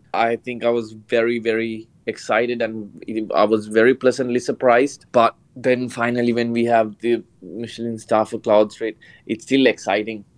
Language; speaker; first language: English; non-native, local second language; Sinhala